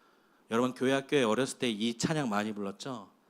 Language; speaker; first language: Korean; native; Korean